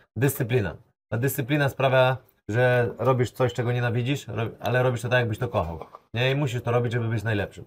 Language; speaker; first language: Polish; native; Polish